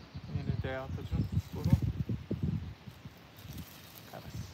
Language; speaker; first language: Turkish; non-native, learner; English